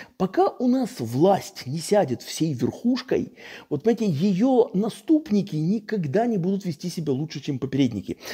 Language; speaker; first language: Russian; native; Russian